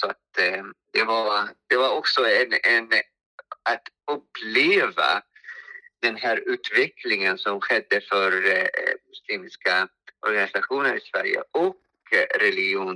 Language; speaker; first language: Swedish; non-native, fluent; Arabic